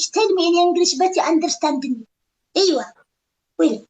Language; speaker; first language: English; non-native, learner; Tigrinya